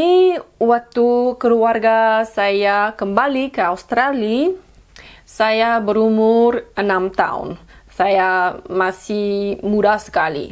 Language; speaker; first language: Indonesian; non-native, fluent; English